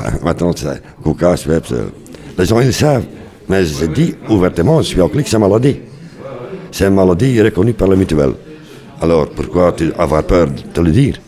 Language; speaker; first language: French; non-native, local second language; Dutch